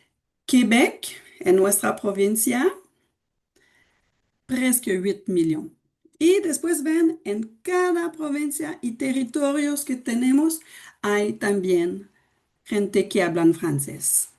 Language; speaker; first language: Spanish; non-native, fluent; French